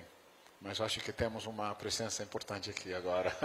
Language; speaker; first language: Portuguese; non-native, fluent; Dutch